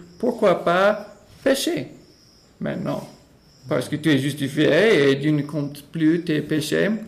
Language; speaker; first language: French; non-native, fluent; English